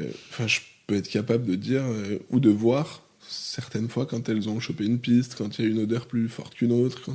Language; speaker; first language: French; native; French